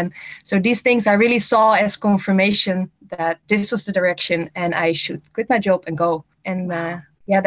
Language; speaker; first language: English; non-native, fluent; Dutch